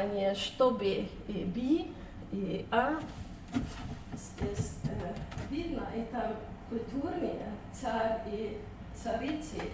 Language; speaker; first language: Russian; non-native, fluent; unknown